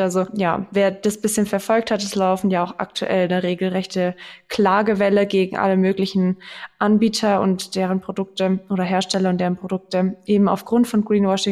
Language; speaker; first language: German; native; German